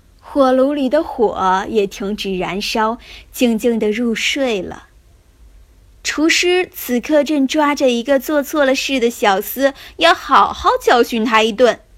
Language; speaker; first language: Chinese; native; Chinese